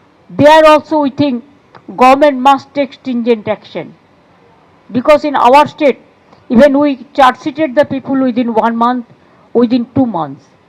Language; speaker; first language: English; non-native, local second language; Bangla